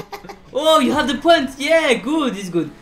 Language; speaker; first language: English; non-native, learner; French